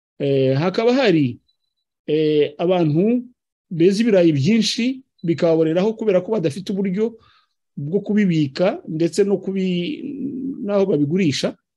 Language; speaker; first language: Kinyarwanda; native; Kinyarwanda